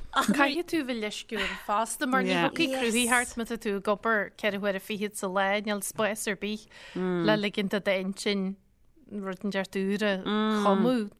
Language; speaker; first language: Irish; native; Irish